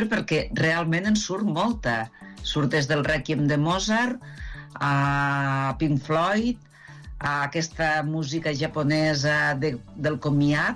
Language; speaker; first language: Catalan; native; Catalan